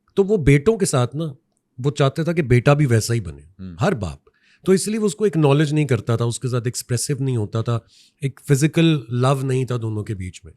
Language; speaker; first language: Urdu; non-native, local second language; Punjabi